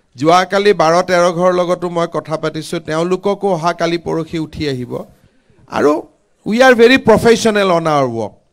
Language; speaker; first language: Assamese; native; Assamese